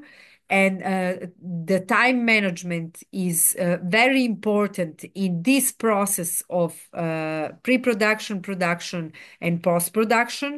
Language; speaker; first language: English; non-native, fluent; Serbian